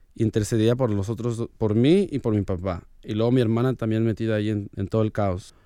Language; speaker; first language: Spanish; early bilingual, heritage; Spanish